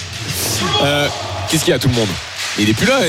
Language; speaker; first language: French; native; French